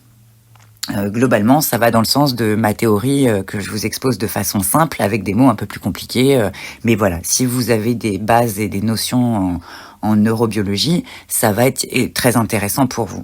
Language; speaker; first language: French; native; French